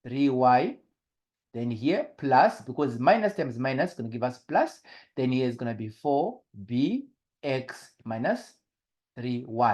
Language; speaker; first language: English; non-native, local second language; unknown